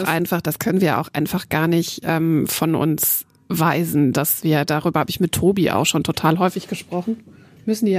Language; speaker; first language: German; native; German